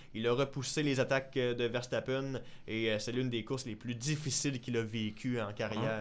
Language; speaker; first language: French; native; French